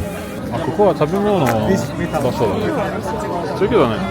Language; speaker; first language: Japanese; non-native, fluent; French